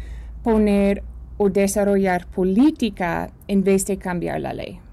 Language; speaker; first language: Spanish; early bilingual, heritage; Spanish